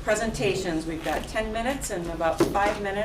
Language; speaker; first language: English; native; English